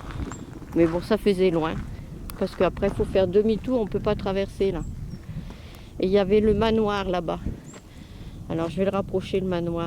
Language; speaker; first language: French; native; French